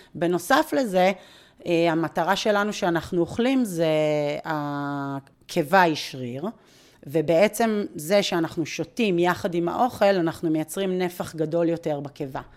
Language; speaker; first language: Hebrew; native; Hebrew